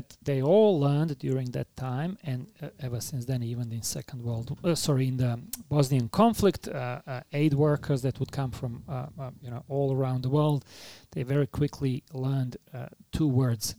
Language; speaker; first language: English; non-native, fluent; Bosnian